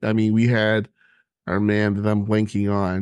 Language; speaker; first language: English; native; English